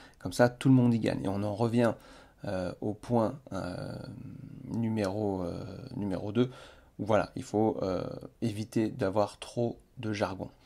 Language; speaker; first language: French; native; French